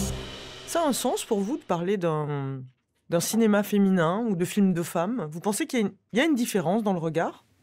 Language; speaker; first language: French; native; French